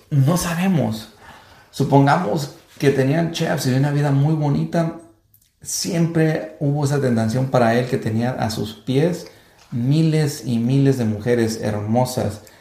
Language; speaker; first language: Spanish; early bilingual, heritage; Spanish